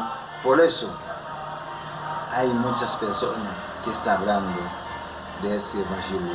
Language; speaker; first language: Spanish; non-native, learner; Haitian Creole